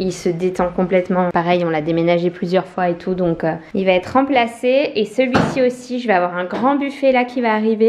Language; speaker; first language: French; native; French